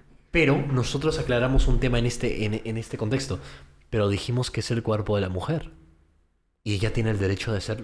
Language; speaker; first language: Spanish; early bilingual, heritage; Spanish